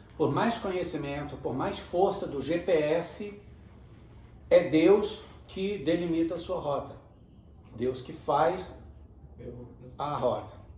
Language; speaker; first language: Portuguese; native; Portuguese